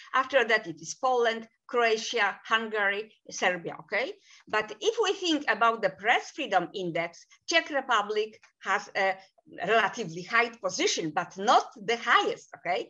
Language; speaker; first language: English; non-native, fluent; Polish